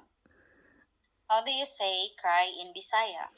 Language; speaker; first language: English; non-native, local second language; Cebuano